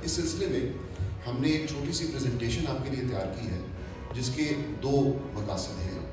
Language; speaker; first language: Urdu; native; Urdu